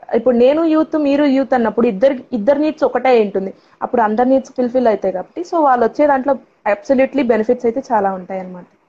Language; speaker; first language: Telugu; non-native, local second language; Tamil